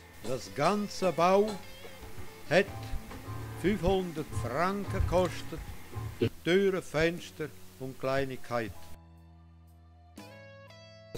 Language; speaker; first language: German; non-native, local second language; Romansh